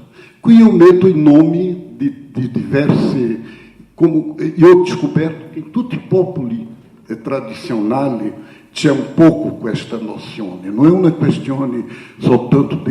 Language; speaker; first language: Italian; non-native, fluent; Portuguese